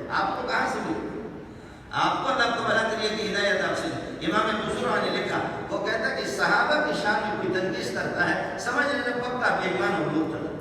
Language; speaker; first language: Urdu; non-native, local second language; Baluchi